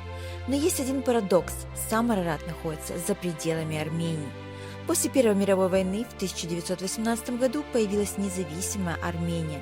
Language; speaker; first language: Russian; native; Russian